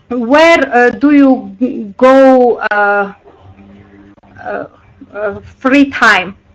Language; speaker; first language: English; non-native, learner; Armenian